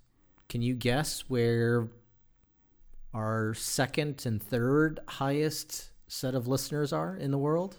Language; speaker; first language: English; native; English